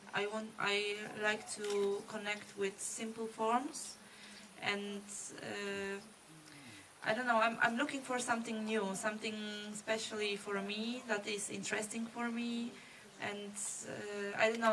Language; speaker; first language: English; non-native, learner; Polish